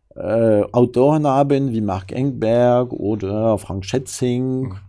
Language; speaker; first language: German; non-native, fluent; French